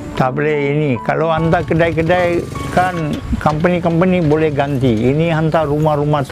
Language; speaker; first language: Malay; non-native, local second language; Tamil